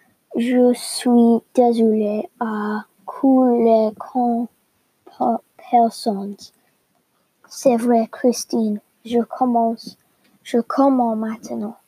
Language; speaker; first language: French; non-native, learner; English